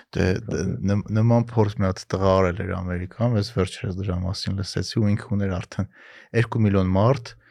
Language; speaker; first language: Armenian; native; Armenian